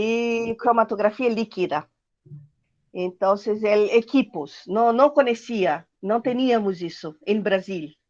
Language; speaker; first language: Portuguese; non-native, learner; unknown